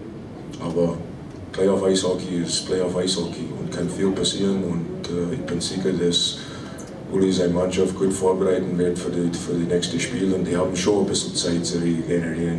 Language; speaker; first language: German; non-native, fluent; English